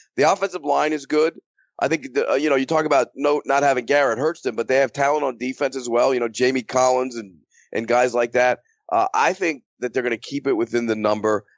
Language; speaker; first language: English; native; English